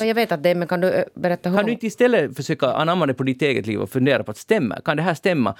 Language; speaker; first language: Swedish; native; Swedish